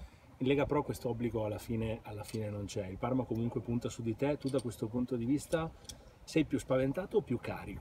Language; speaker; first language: Italian; native; Italian